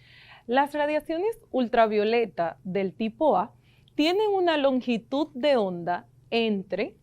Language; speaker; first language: Spanish; native; Spanish